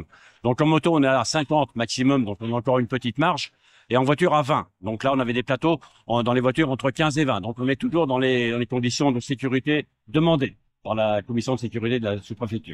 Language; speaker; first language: French; native; French